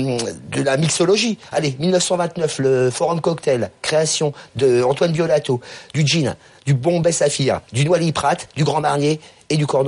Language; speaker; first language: French; native; French